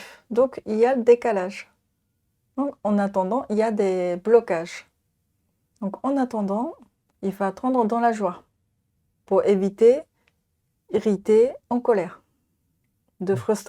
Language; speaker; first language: French; non-native, fluent; Japanese